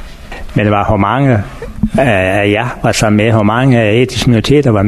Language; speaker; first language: Danish; native; Danish